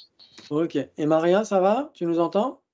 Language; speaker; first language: French; native; French